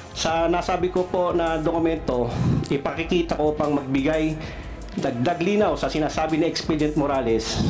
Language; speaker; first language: Filipino; non-native, local second language; Cebuano